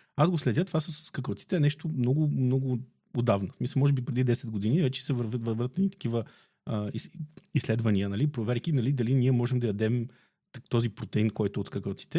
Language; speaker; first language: Bulgarian; native; Bulgarian